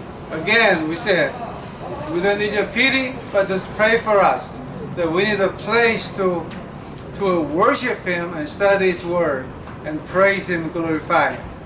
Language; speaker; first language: English; non-native, fluent; Korean